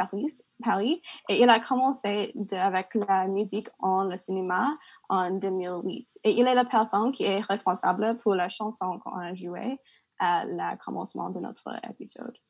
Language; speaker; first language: French; non-native, learner; English